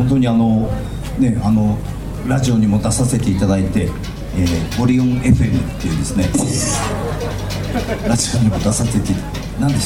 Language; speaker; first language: Japanese; native; Japanese